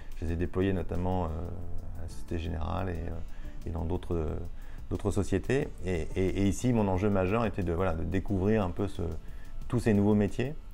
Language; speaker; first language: French; native; French